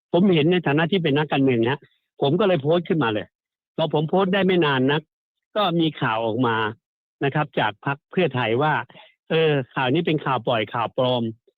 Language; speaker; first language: Thai; native; Thai